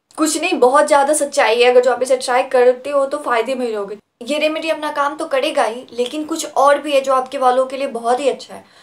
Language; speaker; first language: Hindi; native; Hindi